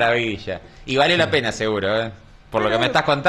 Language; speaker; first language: Spanish; native; Spanish